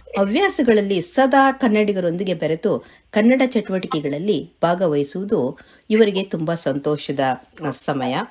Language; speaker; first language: Kannada; native; Kannada